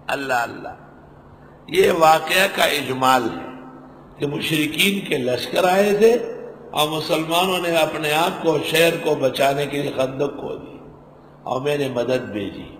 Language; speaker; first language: Urdu; non-native, local second language; Pashto